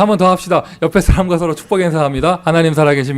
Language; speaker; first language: Korean; native; Korean